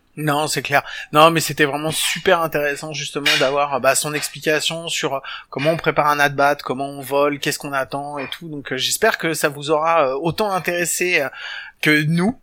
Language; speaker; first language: French; native; French